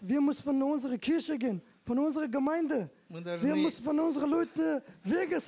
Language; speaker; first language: German; non-native, learner; Turkish